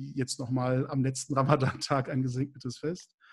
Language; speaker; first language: German; native; German